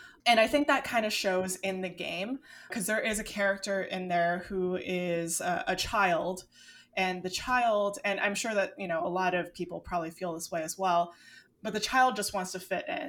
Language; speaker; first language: English; non-native, local second language; Cantonese